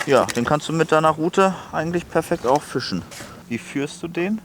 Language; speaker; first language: German; native; German